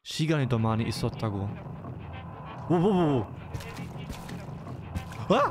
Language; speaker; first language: Korean; non-native, fluent; German